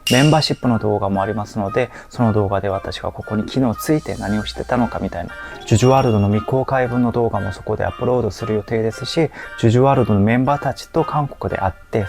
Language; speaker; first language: Japanese; non-native, fluent; Korean